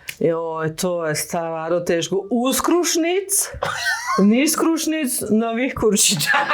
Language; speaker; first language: Bosnian; early bilingual, heritage; Bosnian